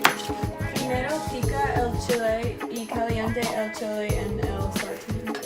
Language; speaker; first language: Spanish; non-native, learner; English